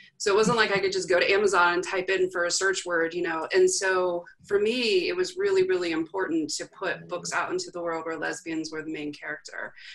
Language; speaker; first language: English; native; English